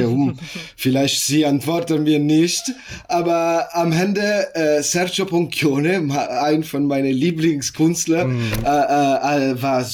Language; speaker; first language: German; non-native, learner; Italian